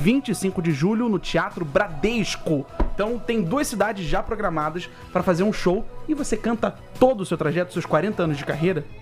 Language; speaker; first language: Portuguese; native; Portuguese